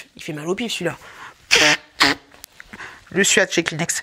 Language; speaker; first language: French; native; French